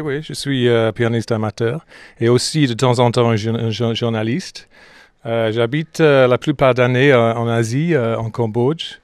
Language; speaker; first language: French; non-native, fluent; English